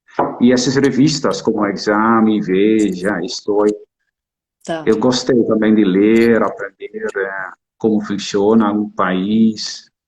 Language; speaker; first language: Portuguese; non-native, fluent; Dutch